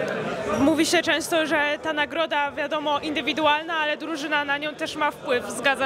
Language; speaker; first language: Polish; native; Polish